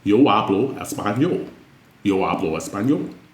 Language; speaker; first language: Spanish; non-native, fluent; English